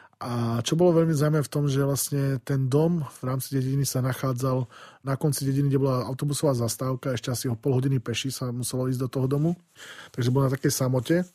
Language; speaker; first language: Slovak; native; Slovak